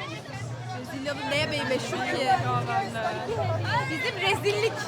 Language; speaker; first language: Turkish; non-native, learner; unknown